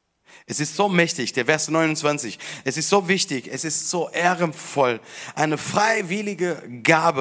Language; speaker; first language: German; non-native, fluent; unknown